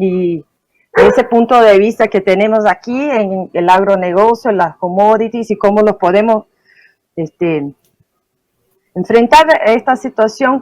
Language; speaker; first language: Spanish; non-native, fluent; Portuguese